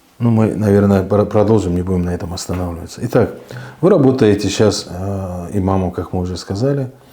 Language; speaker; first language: Russian; non-native, local second language; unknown